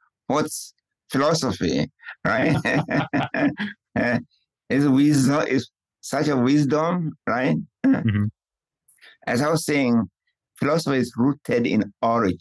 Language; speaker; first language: English; non-native, local second language; Kikuyu